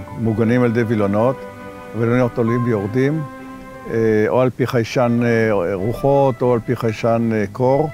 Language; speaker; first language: Hebrew; native; Hebrew